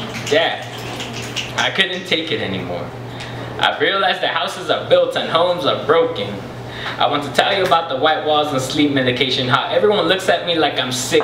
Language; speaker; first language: English; native; English